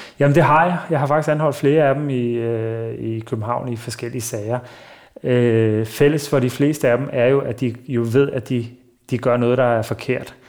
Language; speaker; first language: Danish; early bilingual, other home language; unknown